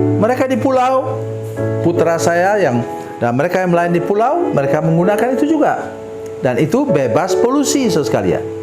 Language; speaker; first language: Indonesian; non-native, local second language; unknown